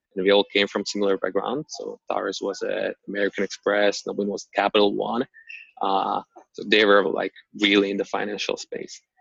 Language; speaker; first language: English; non-native, fluent; Slovak